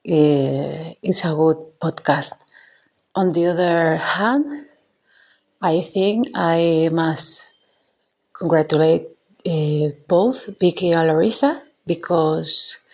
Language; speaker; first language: English; non-native, learner; Spanish